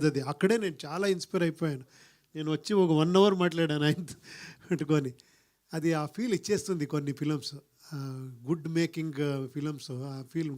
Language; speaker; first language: Telugu; non-native, fluent; Kannada